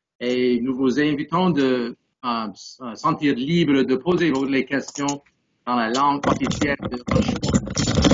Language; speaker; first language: French; non-native, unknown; English